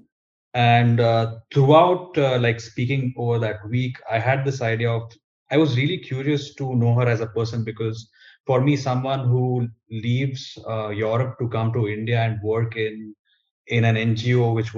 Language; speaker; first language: English; non-native, local second language; Kannada